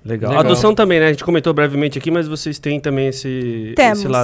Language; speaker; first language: Portuguese; native; Portuguese